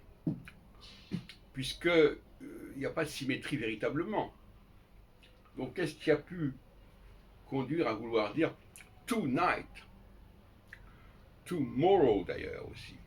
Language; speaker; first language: French; native; French